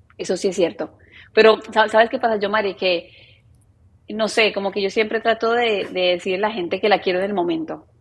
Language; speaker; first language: Spanish; native; Spanish